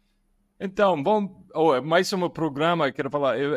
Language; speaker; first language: Portuguese; non-native, fluent; English